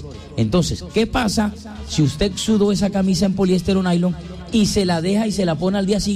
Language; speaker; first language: Spanish; native; Spanish